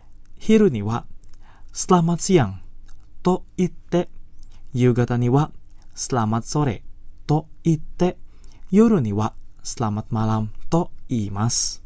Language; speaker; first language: Japanese; non-native, fluent; Indonesian